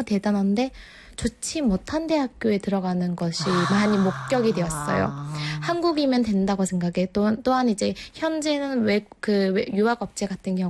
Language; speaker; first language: Korean; non-native, fluent; Mongolian